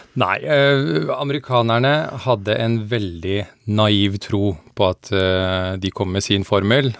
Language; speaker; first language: Norwegian; early bilingual, other home language; Persian